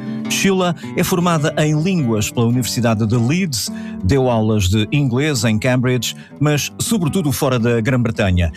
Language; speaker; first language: Portuguese; native; Portuguese